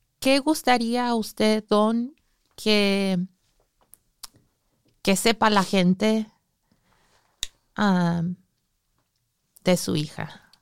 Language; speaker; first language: Spanish; early bilingual, heritage; English